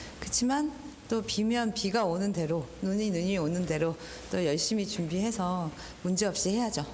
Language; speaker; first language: Korean; native; Korean